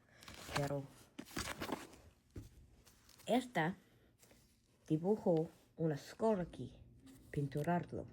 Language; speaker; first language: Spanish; non-native, learner; English